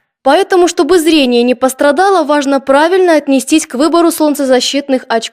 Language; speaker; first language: Russian; native; Russian